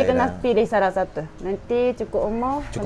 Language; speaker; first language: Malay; non-native, fluent; Japanese